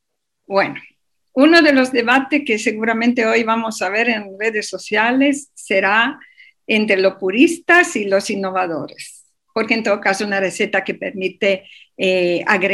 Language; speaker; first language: Spanish; non-native, fluent; Italian